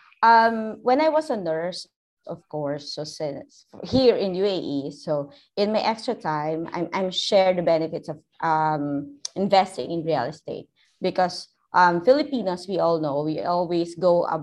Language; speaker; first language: English; non-native, local second language; Filipino